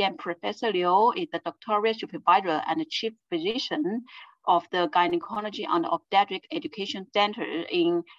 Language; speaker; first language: English; non-native, fluent; Chinese